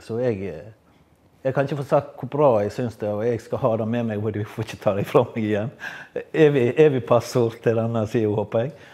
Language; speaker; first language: Norwegian; native; Norwegian